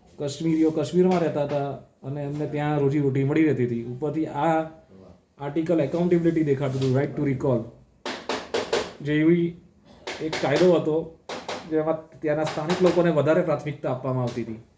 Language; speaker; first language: Gujarati; native; Gujarati